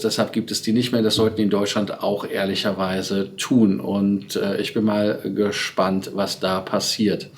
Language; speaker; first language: German; native; German